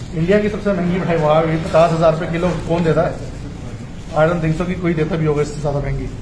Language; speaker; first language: Hindi; non-native, local second language; Marathi